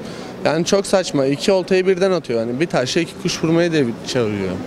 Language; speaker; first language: Turkish; native; Turkish